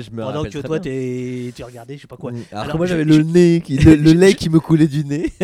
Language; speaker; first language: French; native; French